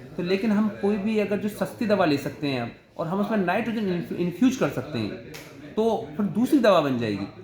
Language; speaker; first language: Hindi; native; Hindi